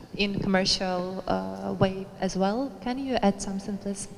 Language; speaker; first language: English; non-native, learner; Ukrainian